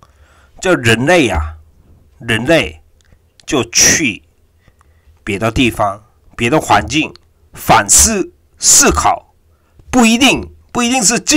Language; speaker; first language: Chinese; non-native, fluent; Korean